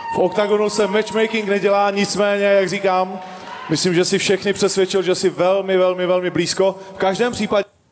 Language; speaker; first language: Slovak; native; Slovak